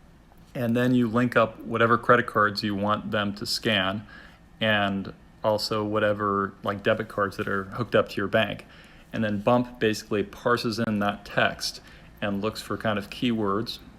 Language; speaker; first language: English; native; English